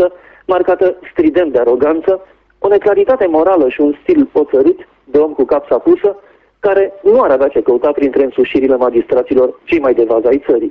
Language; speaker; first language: Romanian; native; Romanian